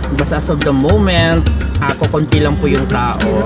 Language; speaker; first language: Filipino; native; Filipino